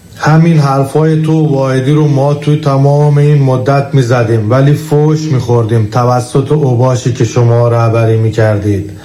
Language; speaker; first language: Persian; native; Persian